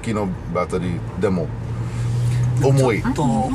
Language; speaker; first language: Japanese; non-native, learner; English